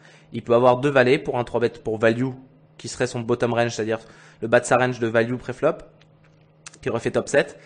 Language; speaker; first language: French; native; French